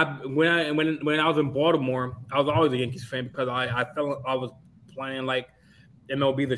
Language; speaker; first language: English; native; English